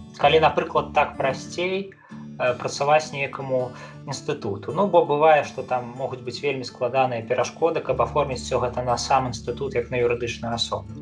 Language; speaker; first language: Belarusian; native; Belarusian